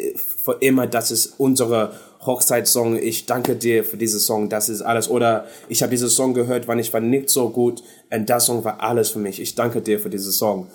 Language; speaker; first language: German; non-native, learner; English